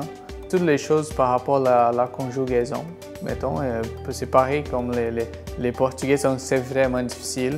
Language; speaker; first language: French; non-native, fluent; Portuguese